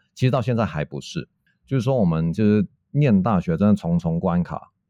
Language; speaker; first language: Chinese; non-native, local second language; Cantonese